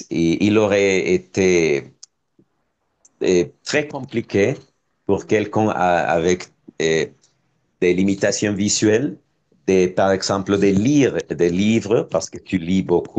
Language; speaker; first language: French; non-native, fluent; Spanish